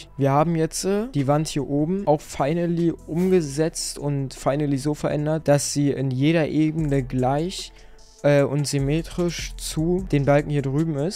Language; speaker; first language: German; native; German